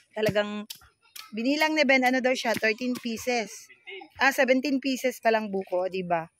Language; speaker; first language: Filipino; non-native, local second language; Bikol